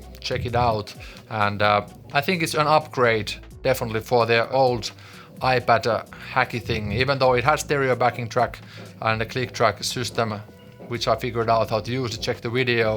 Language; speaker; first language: English; non-native, fluent; Finnish